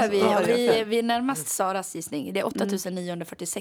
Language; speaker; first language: Swedish; native; Swedish